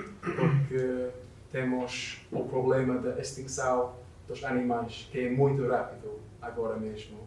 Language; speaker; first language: Portuguese; non-native, learner; English